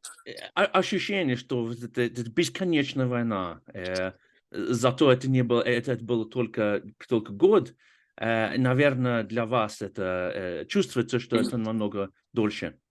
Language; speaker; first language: Russian; non-native, fluent; English